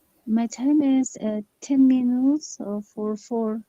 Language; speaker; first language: English; non-native, learner; Spanish